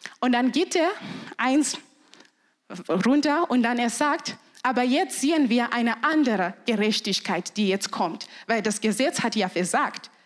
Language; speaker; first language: German; non-native, fluent; Shona